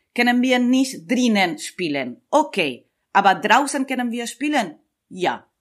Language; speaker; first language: German; non-native, learner; Spanish